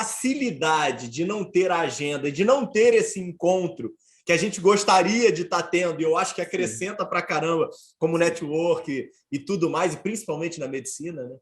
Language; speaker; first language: Portuguese; native; Portuguese